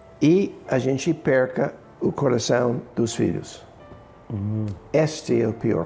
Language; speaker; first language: Portuguese; non-native, fluent; English